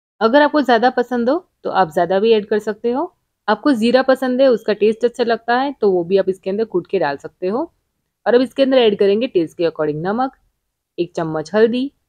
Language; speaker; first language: Hindi; non-native, local second language; Gujarati